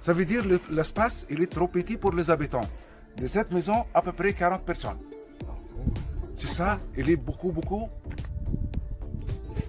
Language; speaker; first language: French; non-native, local second language; Arabic